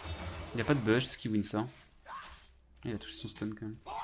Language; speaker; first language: French; native; French